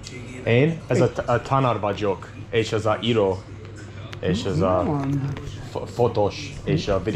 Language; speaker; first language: Hungarian; non-native, learner; English